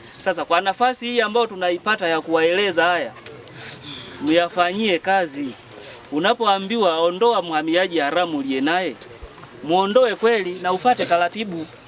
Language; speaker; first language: Swahili; native; Swahili